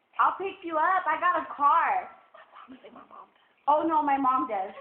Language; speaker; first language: English; native; English